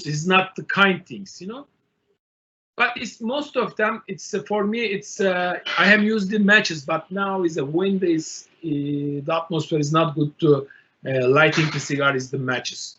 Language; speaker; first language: English; non-native, learner; Turkish